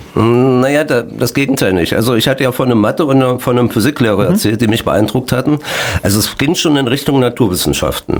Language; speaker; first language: German; native; German